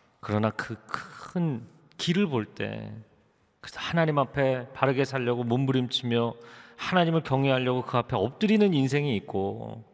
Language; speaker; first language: Korean; native; Korean